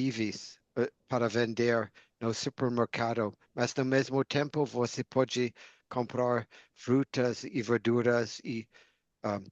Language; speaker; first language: Portuguese; non-native, fluent; English